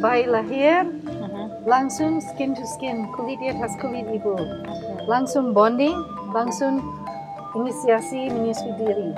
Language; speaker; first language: Indonesian; non-native, learner; English